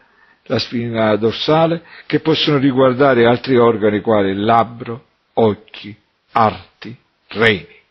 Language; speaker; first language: Italian; native; Italian